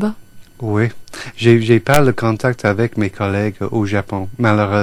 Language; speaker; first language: French; non-native, fluent; English